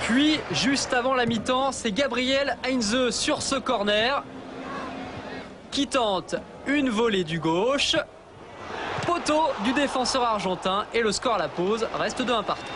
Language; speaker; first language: French; native; French